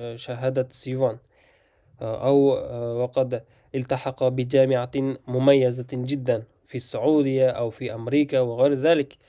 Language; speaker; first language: Arabic; non-native, fluent; Uzbek